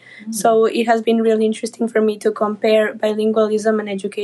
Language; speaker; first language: English; non-native, fluent; Spanish